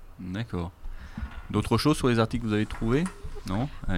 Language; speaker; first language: French; native; French